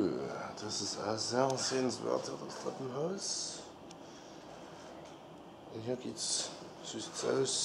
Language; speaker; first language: German; native; German